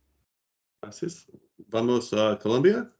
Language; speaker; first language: Spanish; non-native, learner; English